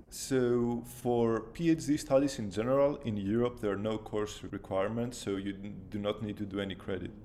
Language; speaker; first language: English; non-native, fluent; Greek